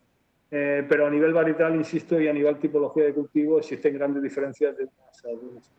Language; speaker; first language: Spanish; native; Spanish